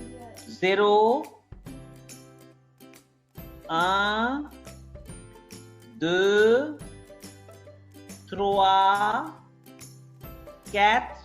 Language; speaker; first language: French; non-native, fluent; Bangla